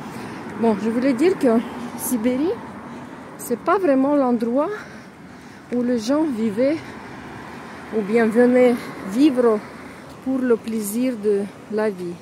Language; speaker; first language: French; non-native, fluent; Russian